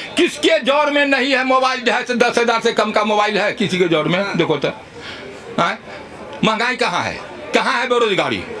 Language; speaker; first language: Hindi; native; Hindi